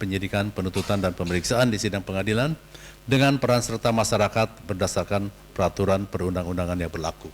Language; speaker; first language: Indonesian; native; Indonesian